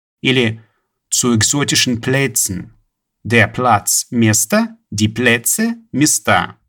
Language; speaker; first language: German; non-native, fluent; Russian